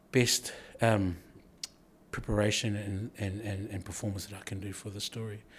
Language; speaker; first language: English; native; English